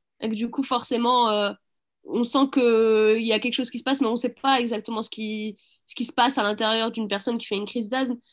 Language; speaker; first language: French; early bilingual, other home language; Arabic